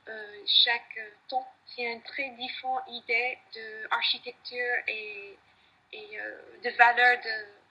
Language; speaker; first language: French; non-native, learner; English